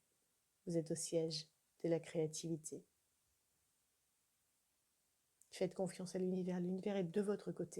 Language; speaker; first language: French; native; French